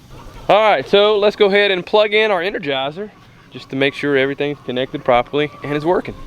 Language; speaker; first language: English; native; English